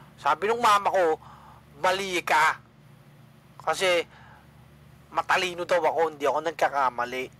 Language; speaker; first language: Filipino; non-native, local second language; Cebuano